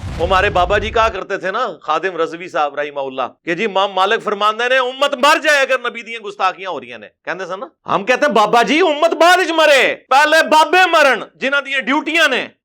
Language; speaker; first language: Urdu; non-native, local second language; Punjabi